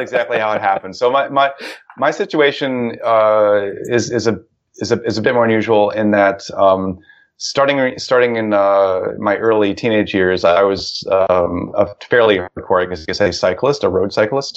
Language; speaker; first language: English; native; English